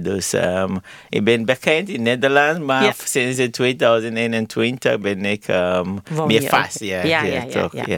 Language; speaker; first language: Dutch; non-native, learner; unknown